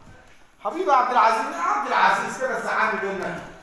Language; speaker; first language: Arabic; non-native, learner; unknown